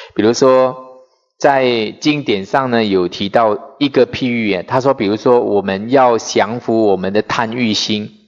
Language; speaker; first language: Chinese; non-native, fluent; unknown